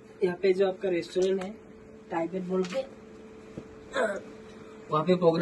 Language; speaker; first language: Hindi; non-native, local second language; Khasi